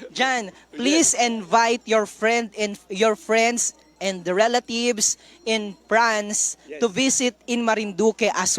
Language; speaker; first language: English; non-native, local second language; Filipino